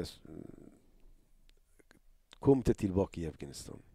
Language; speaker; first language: Swedish; non-native, learner; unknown